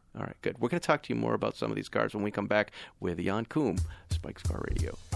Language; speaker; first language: English; early bilingual, other home language; Ukrainian